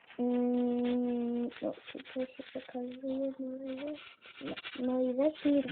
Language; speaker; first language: Polish; native; Polish